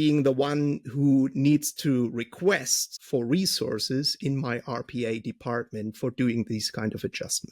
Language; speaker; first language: English; non-native, fluent; German